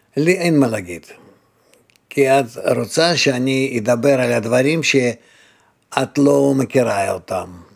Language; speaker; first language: Hebrew; non-native, fluent; Russian